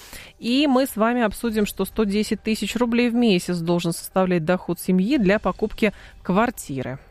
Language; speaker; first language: Russian; native; Russian